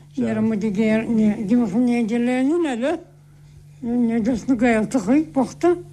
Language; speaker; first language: Irish; native; Irish